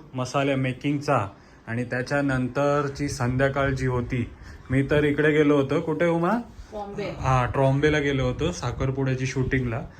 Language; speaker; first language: Marathi; native; Marathi